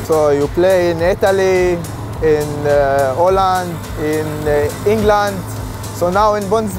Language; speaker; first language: English; non-native, learner; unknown